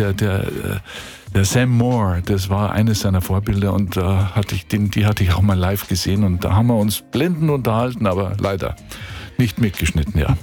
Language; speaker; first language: German; native; German